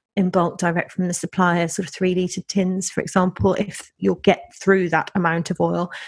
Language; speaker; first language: English; native; English